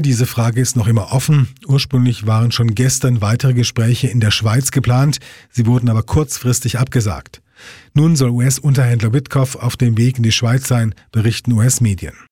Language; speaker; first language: German; native; German